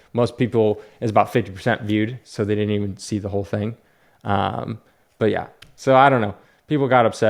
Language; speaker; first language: English; native; English